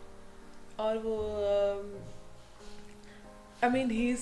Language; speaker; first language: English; non-native, local second language; Hindi